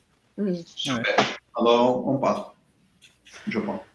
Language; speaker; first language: French; non-native, learner; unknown